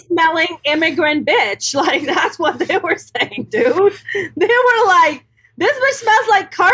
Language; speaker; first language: English; non-native, local second language; Urdu